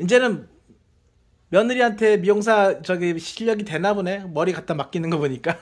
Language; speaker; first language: Korean; native; Korean